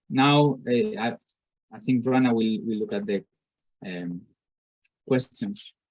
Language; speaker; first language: English; non-native, fluent; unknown